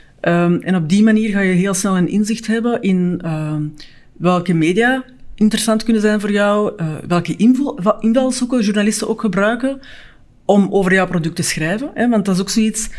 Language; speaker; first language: Dutch; native; Dutch